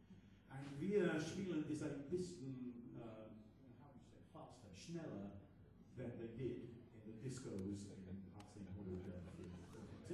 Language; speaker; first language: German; non-native, learner; English